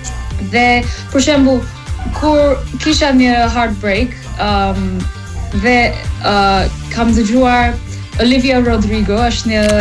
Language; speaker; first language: Albanian; early bilingual, heritage; English